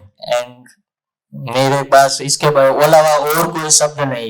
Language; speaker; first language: Hindi; non-native, local second language; Gujarati